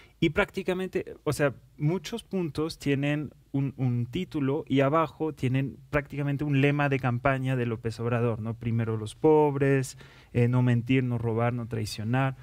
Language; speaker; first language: Spanish; non-native, fluent; French